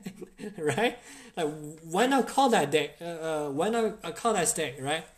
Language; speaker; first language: English; non-native, fluent; Chinese